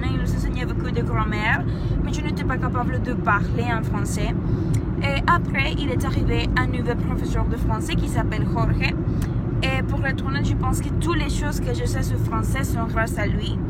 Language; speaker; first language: French; non-native, learner; Spanish